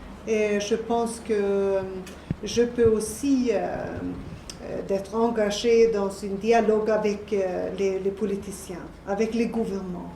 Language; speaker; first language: French; non-native, learner; Swedish